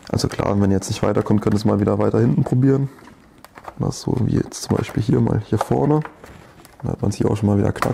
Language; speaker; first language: German; native; German